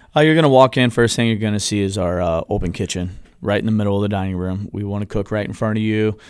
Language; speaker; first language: English; native; English